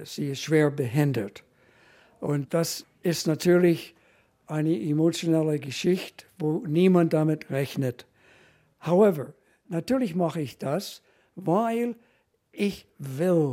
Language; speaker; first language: German; non-native, fluent; English